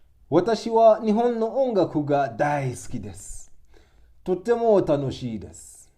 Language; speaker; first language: Japanese; non-native, learner; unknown